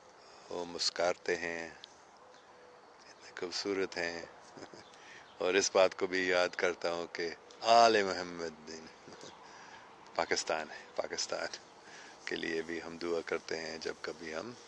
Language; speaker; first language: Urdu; non-native, fluent; English